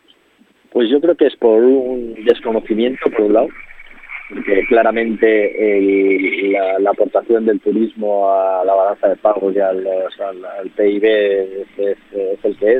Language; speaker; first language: Spanish; native; Spanish